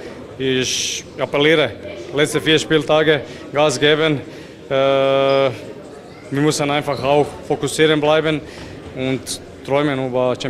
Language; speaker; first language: German; non-native, fluent; Croatian